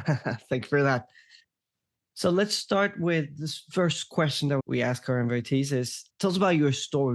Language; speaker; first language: English; non-native, fluent; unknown